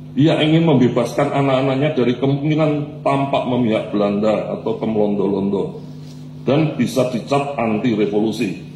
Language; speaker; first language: Indonesian; non-native, local second language; Javanese